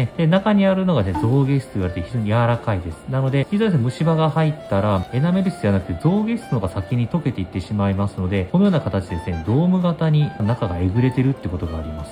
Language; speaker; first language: Japanese; native; Japanese